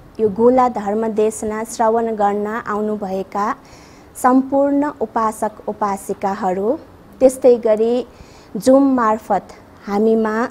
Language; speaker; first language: Nepali; non-native, local second language; Newari